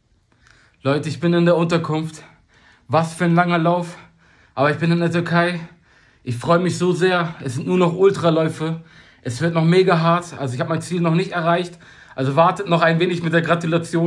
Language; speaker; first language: German; early bilingual, other home language; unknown